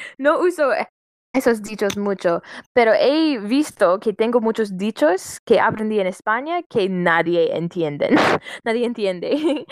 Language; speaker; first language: Spanish; non-native, learner; English